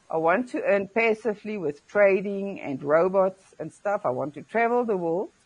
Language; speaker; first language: English; non-native, local second language; Afrikaans